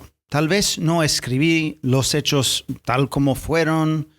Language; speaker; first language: Spanish; non-native, fluent; English